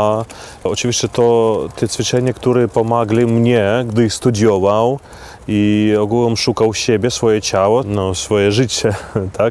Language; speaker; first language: Polish; non-native, fluent; Belarusian